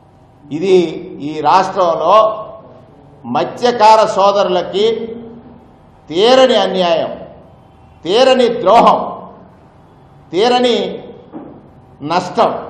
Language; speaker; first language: Telugu; native; Telugu